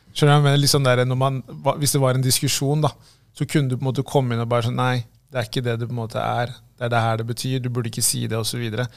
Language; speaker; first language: Norwegian; early bilingual, other home language; Tigrinya